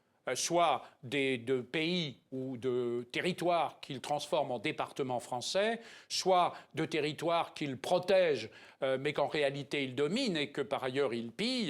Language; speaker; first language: French; native; French